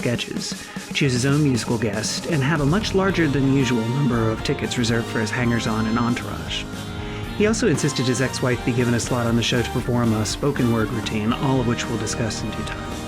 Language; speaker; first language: English; native; English